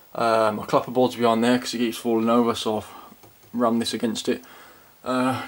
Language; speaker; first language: English; native; English